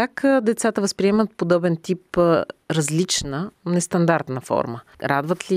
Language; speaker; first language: Bulgarian; native; Bulgarian